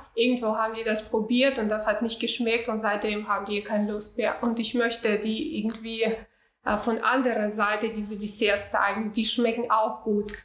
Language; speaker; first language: German; non-native, fluent; Russian